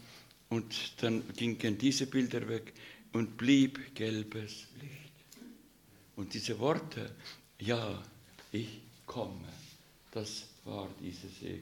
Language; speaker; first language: German; non-native, learner; Russian